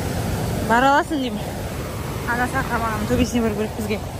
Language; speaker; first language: Kazakh; native; Kazakh